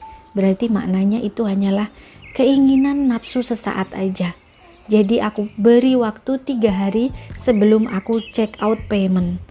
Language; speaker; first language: Indonesian; native; Indonesian